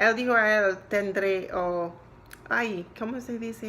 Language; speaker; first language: Spanish; non-native, learner; English